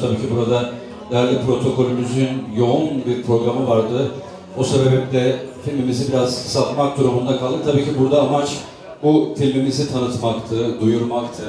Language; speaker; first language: Turkish; native; Turkish